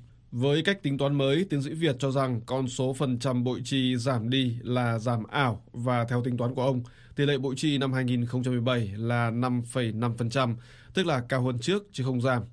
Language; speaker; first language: Vietnamese; native; Vietnamese